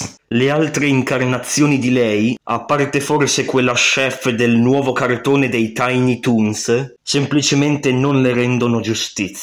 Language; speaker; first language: Italian; native; Italian